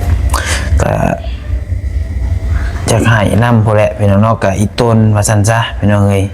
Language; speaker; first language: Thai; non-native, local second language; Lao